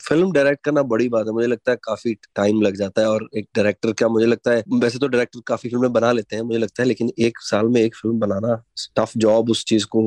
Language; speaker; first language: Hindi; non-native, local second language; Punjabi